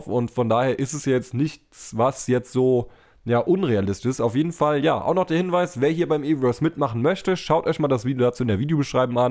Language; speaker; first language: German; native; German